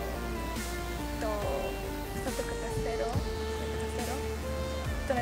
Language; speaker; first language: Greek; non-native, fluent; Czech